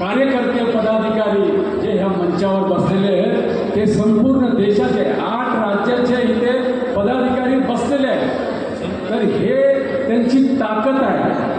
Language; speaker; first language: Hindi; non-native, local second language; Kannada